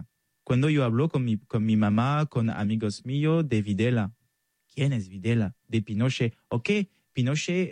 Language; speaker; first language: Spanish; non-native, fluent; French